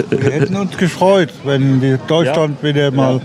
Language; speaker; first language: German; native; German